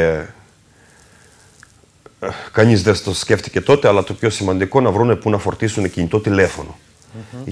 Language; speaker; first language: Greek; non-native, fluent; Russian